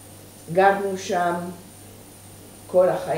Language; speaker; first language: Hebrew; early bilingual, other home language; Persian